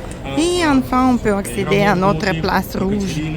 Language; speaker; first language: French; non-native, learner; Russian